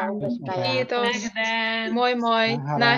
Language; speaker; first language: Finnish; non-native, learner; Hungarian